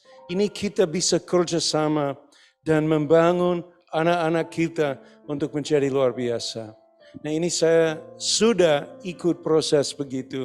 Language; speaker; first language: Indonesian; non-native, fluent; English